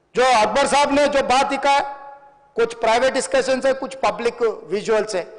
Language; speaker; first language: Hindi; non-native, local second language; Telugu